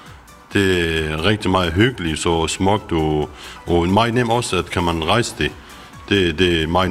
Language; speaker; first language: Danish; non-native, learner; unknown